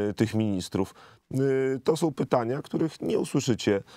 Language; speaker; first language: Polish; native; Polish